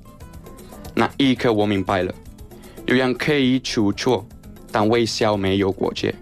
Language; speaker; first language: Chinese; non-native, learner; Spanish